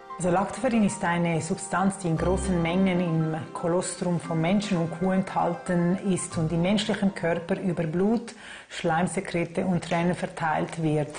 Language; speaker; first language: German; native; German